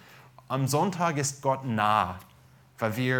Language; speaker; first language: German; non-native, fluent; English